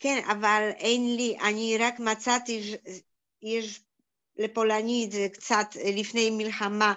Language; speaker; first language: Hebrew; non-native, learner; Polish